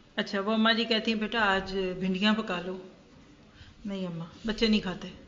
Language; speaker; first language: Urdu; native; Urdu